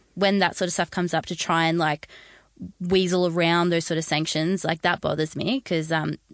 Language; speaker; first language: English; native; English